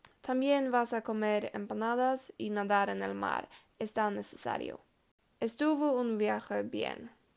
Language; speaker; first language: Spanish; non-native, learner; Swedish